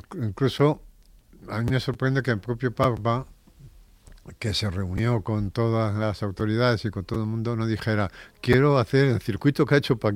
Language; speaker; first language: Spanish; native; Spanish